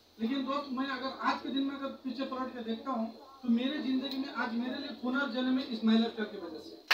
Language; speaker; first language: Hindi; non-native, local second language; Kannada